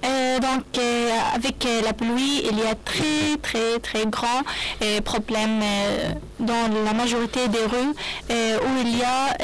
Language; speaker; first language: French; non-native, learner; Arabic